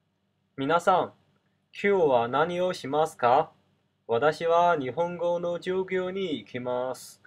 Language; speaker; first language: Japanese; non-native, learner; Cantonese